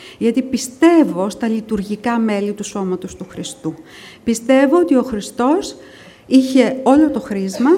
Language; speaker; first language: Greek; early bilingual, other home language; English